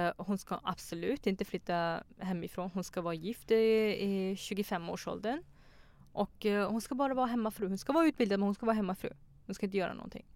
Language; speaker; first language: Swedish; early bilingual, other home language; Persian